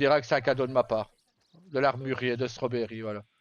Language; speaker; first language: French; native; French